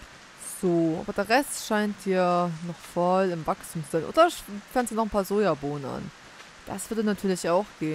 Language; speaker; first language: German; native; German